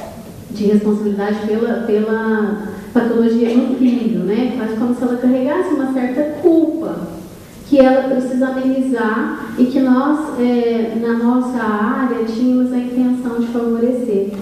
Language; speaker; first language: Portuguese; native; Portuguese